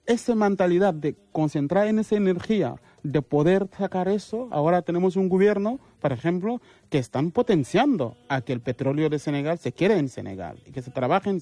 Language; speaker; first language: Spanish; non-native, fluent; Mandingo